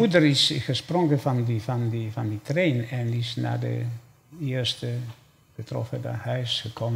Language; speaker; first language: Dutch; non-native, fluent; Polish